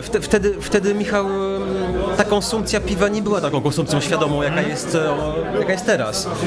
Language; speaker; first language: Polish; early bilingual, heritage; Polish